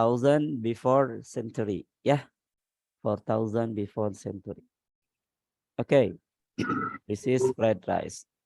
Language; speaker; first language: English; non-native, learner; Indonesian